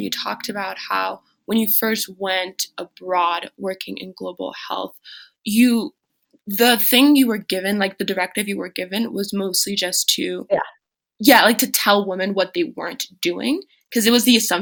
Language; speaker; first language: English; non-native, local second language; French